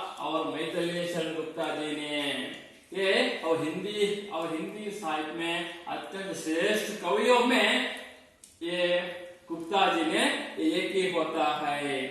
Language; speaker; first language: Hindi; non-native, local second language; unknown